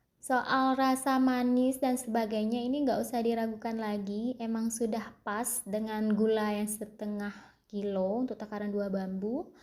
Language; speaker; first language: Indonesian; non-native, local second language; Achinese